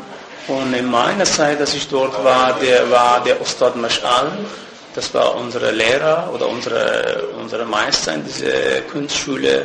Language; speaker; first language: German; non-native, fluent; Persian